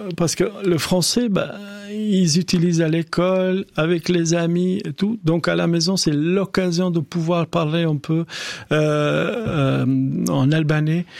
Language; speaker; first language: French; non-native, fluent; Albanian